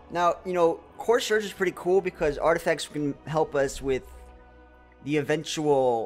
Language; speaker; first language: English; native; English